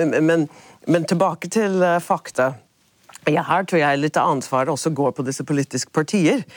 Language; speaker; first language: Norwegian; non-native, fluent; English